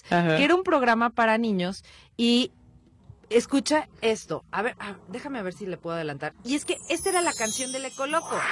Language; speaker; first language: Spanish; native; Spanish